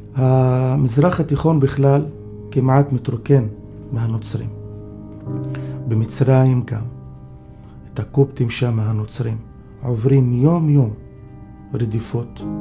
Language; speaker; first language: Hebrew; non-native, local second language; Arabic